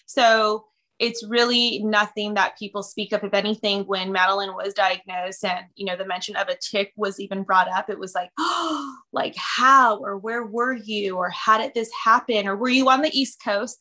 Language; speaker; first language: English; native; English